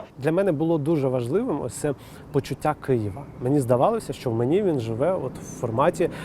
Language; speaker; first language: Ukrainian; non-native, local second language; Russian